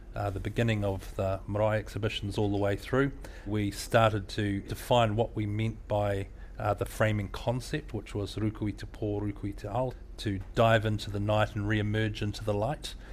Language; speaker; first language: English; native; English